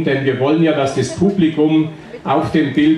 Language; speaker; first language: German; native; German